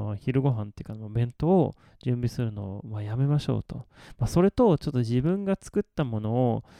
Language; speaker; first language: Japanese; non-native, fluent; Swedish